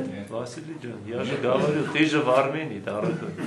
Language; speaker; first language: Russian; non-native, local second language; Armenian